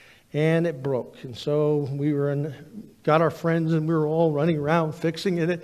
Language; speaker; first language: English; native; English